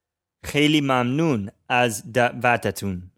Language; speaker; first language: Persian; non-native, learner; English